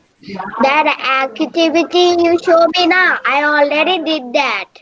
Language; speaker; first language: English; non-native, learner; Hindi